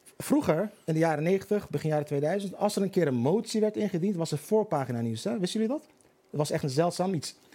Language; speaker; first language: Dutch; early bilingual, other home language; Turkish